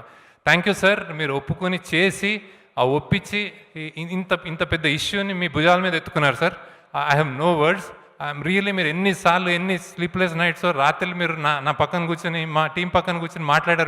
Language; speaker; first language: Telugu; native; Telugu